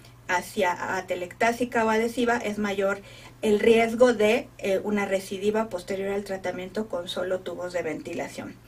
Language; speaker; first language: Spanish; native; Spanish